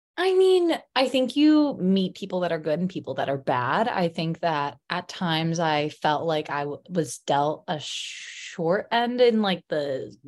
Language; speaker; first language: English; early bilingual, other home language; Polish